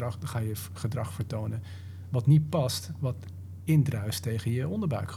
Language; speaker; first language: Dutch; native; Dutch